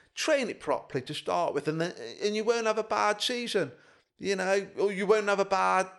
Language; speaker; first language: English; native; English